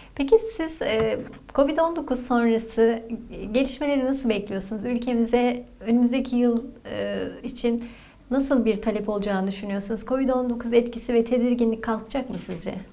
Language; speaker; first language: Turkish; native; Turkish